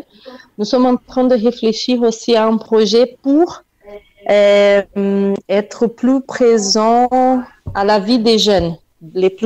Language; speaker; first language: French; non-native, fluent; Portuguese